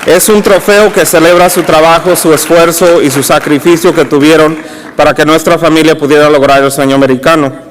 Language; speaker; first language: Spanish; early bilingual, heritage; Spanish